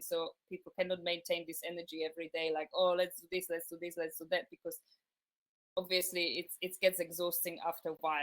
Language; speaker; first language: English; non-native, fluent; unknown